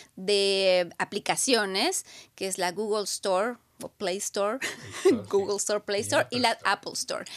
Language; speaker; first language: Spanish; native; Spanish